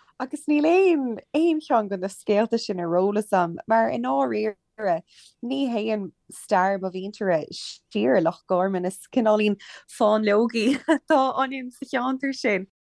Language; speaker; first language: Irish; non-native, local second language; English